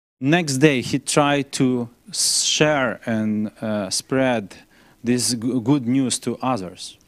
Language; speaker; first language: English; non-native, learner; Ukrainian